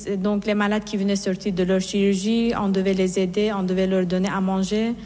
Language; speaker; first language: French; non-native, fluent; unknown